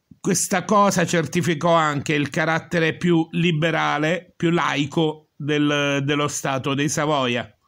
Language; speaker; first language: Italian; native; Italian